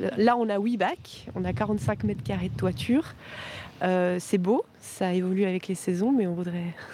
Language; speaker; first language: French; native; French